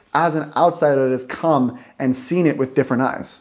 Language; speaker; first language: English; native; English